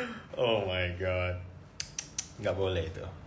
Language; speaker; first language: Russian; non-native, learner; Indonesian